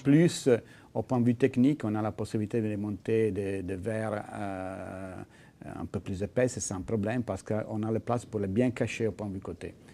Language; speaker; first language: French; non-native, fluent; Italian